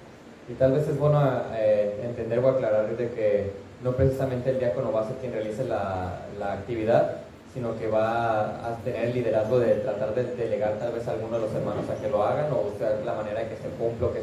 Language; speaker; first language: Spanish; native; Spanish